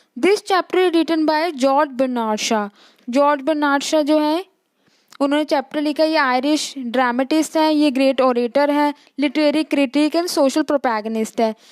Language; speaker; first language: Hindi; native; Hindi